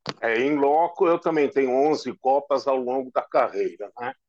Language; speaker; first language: Portuguese; native; Portuguese